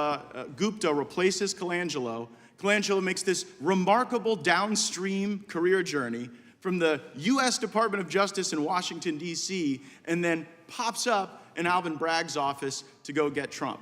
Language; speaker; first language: English; native; English